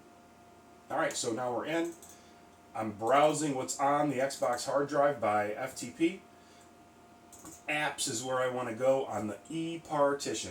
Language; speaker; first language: English; native; English